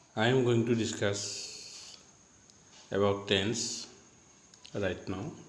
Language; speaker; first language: English; non-native, local second language; Assamese